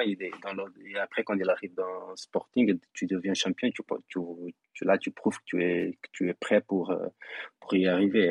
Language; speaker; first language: French; non-native, fluent; Portuguese